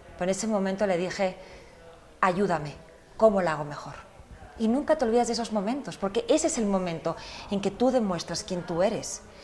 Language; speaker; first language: Spanish; early bilingual, heritage; Spanish